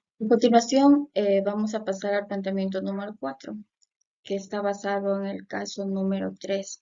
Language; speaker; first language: Spanish; native; Spanish